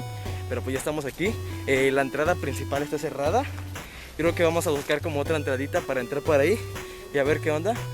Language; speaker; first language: Spanish; native; Spanish